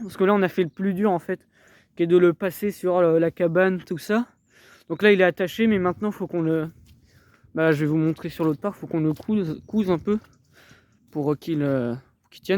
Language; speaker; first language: French; native; French